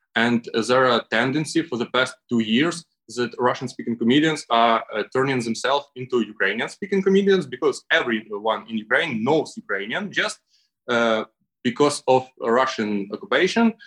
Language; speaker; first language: English; non-native, learner; Ukrainian